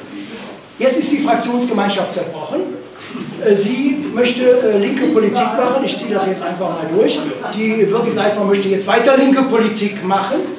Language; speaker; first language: German; native; German